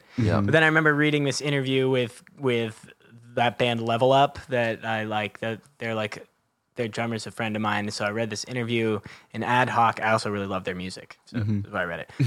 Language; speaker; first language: English; native; English